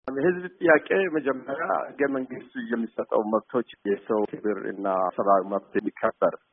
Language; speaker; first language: Amharic; non-native, local second language; Somali